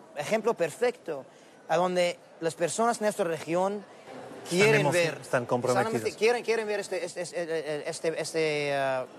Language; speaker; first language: Spanish; non-native, fluent; Arabic